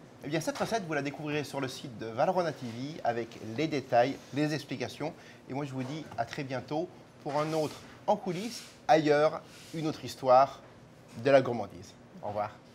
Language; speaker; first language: French; native; French